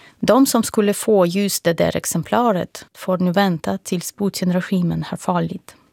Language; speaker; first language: Swedish; non-native, fluent; Russian